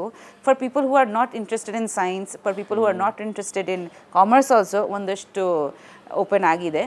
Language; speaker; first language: Kannada; non-native, local second language; Bangla